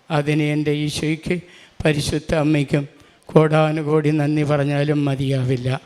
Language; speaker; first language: Malayalam; non-native, local second language; Tamil